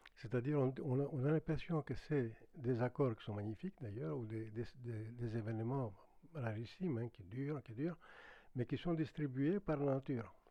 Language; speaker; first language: French; non-native, fluent; Greek